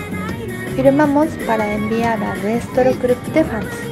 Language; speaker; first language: Spanish; non-native, fluent; Japanese